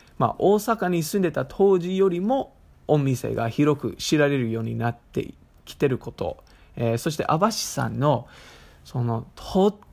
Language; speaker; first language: Japanese; non-native, fluent; English